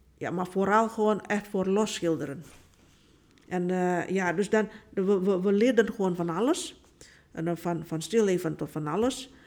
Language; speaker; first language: Dutch; non-native, fluent; Indonesian